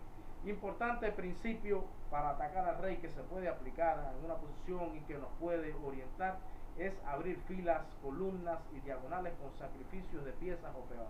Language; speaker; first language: Spanish; native; Spanish